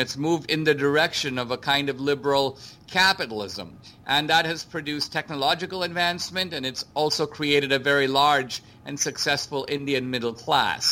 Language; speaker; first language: English; non-native, local second language; Konkani